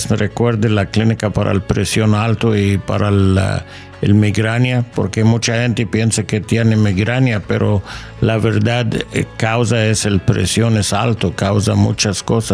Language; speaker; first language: Spanish; non-native, learner; English